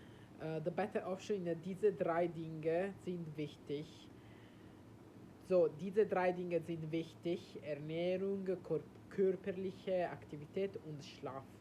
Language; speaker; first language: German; non-native, learner; Italian